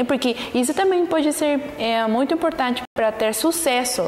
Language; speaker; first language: Portuguese; non-native, learner; Spanish